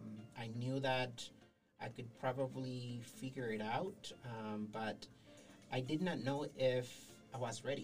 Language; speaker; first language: English; non-native, fluent; Spanish